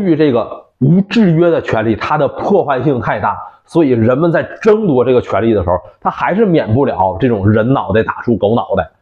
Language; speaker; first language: Chinese; native; Chinese